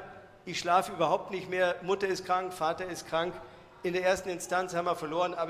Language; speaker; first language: German; native; German